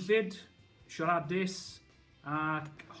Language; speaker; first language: Welsh; native; Welsh